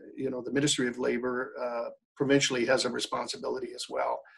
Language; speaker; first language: English; early bilingual, other home language; French